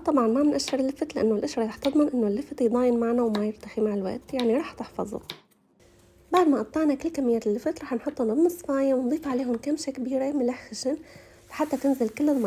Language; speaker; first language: Arabic; native; Arabic